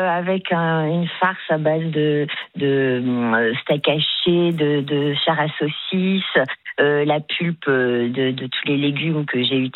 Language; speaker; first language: French; native; French